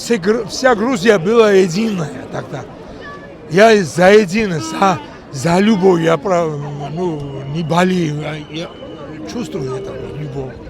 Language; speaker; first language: Russian; non-native, local second language; Georgian